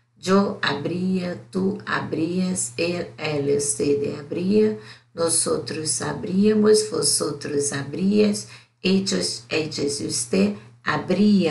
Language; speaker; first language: Spanish; non-native, learner; Portuguese